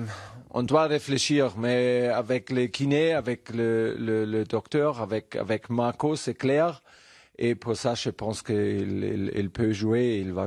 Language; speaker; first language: French; non-native, learner; German